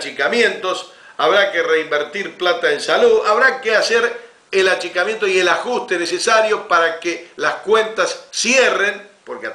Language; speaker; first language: Spanish; native; Spanish